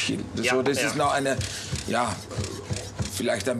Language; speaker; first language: German; non-native, learner; Dutch